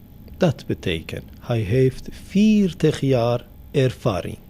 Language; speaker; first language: Dutch; non-native, learner; Persian